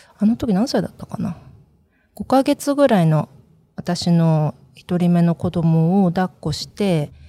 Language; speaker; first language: Japanese; early bilingual, other home language; Korean